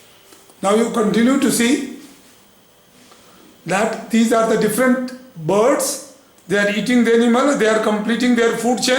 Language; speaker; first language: English; non-native, local second language; Hindi